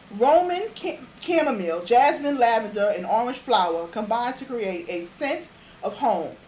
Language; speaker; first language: English; native; English